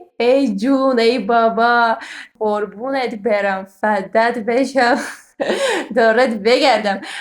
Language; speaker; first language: Persian; non-native, fluent; Armenian